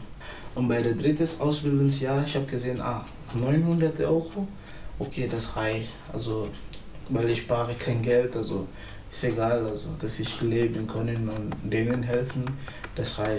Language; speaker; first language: German; non-native, learner; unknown